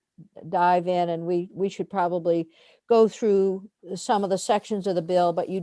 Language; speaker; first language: English; native; English